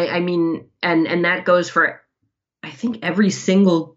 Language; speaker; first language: English; native; English